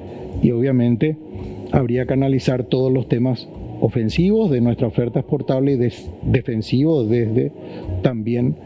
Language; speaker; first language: Spanish; native; Spanish